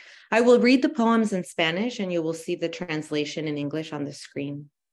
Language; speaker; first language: English; early bilingual, other home language; Spanish